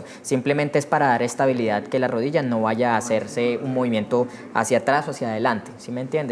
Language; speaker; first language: Spanish; native; Spanish